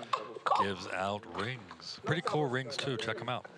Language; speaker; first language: English; native; English